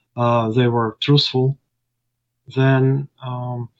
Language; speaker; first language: English; non-native, fluent; Ukrainian